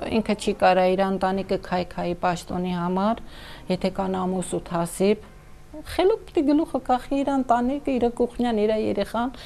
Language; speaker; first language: Armenian; non-native, local second language; Kurdish